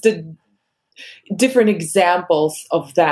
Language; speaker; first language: English; non-native, fluent; Russian